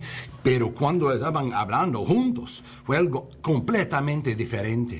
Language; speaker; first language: Spanish; non-native, learner; English